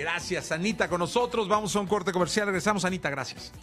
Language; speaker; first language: Spanish; native; Spanish